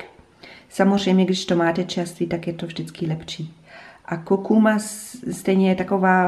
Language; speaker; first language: Czech; non-native, fluent; German